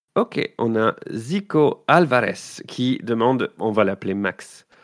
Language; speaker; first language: English; non-native, fluent; French